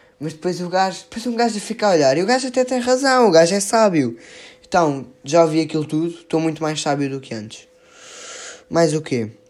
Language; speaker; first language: Portuguese; native; Portuguese